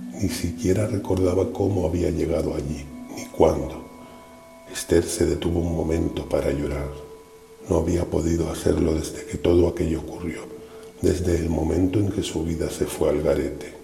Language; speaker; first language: Spanish; native; Spanish